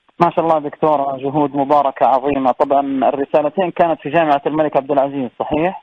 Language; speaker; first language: Arabic; native; Arabic